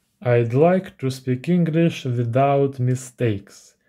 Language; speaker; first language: English; non-native, learner; Russian